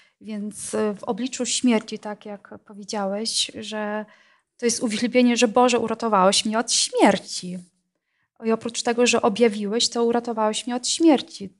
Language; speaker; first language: Polish; non-native, fluent; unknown